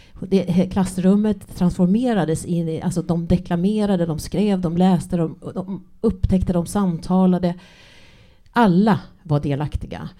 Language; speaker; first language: Swedish; early bilingual, other home language; English